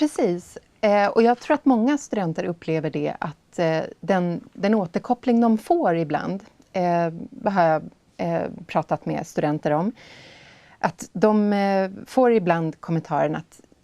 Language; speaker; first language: Swedish; native; Swedish